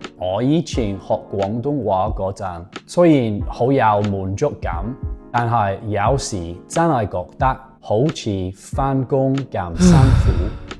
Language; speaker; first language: Cantonese; non-native, fluent; English